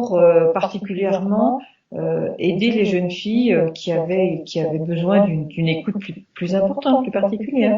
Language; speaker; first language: French; native; French